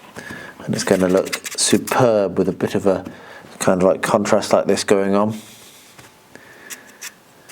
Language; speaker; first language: English; native; English